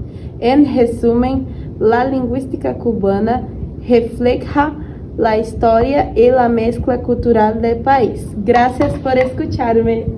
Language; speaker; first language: Spanish; non-native, learner; Portuguese